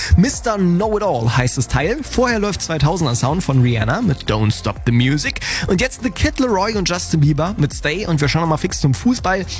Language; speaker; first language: German; native; German